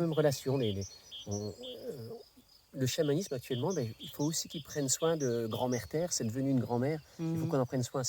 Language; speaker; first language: French; native; French